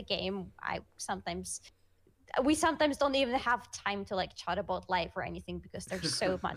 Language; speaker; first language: English; non-native, fluent; Russian